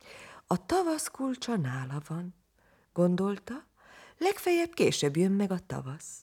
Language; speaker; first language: Hungarian; native; Hungarian